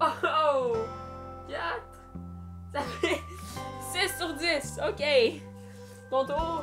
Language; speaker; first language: French; native; French